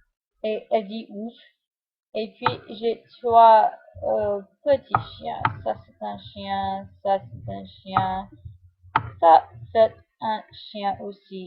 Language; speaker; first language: French; non-native, fluent; English